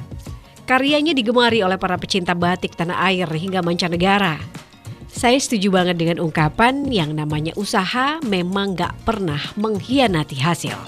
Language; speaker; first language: Indonesian; native; Indonesian